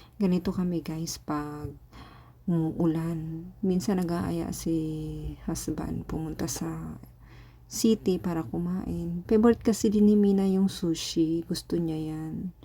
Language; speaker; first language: Filipino; native; Filipino